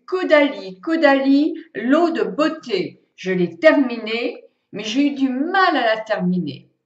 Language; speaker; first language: French; native; French